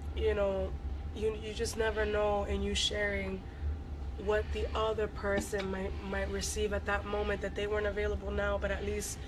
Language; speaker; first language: English; early bilingual, other home language; Spanish